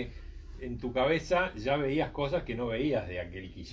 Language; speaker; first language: Spanish; native; Spanish